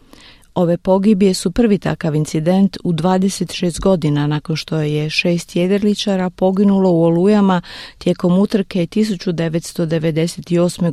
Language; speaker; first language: Croatian; native; Croatian